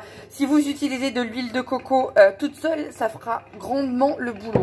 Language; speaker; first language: French; native; French